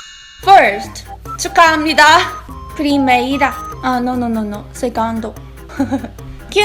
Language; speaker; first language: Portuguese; non-native, learner; Korean